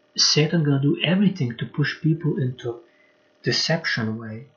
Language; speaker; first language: English; non-native, fluent; Lithuanian